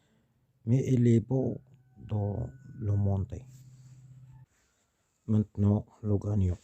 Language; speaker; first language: French; non-native, learner; Arabic